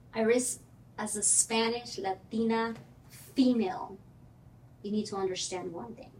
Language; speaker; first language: English; early bilingual, other home language; Spanish